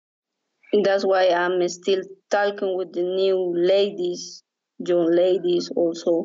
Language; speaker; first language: English; non-native, learner; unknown